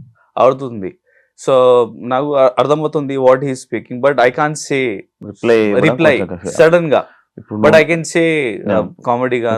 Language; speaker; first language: Telugu; non-native, learner; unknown